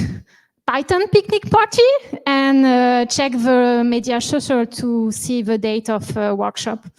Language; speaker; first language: English; non-native, learner; French